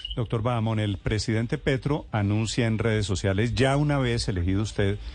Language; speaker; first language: Spanish; native; Spanish